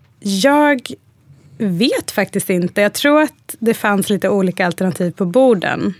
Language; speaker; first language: Swedish; early bilingual, other home language; Arabic